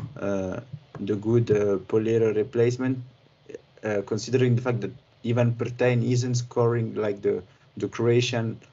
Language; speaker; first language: English; non-native, fluent; French